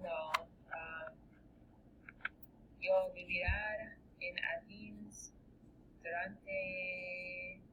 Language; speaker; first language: Spanish; non-native, learner; English